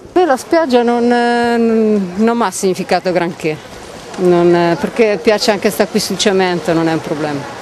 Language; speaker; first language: Italian; native; Italian